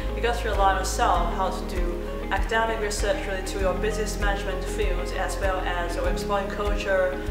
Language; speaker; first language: English; non-native, fluent; Chinese